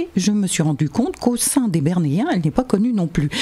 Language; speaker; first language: French; native; French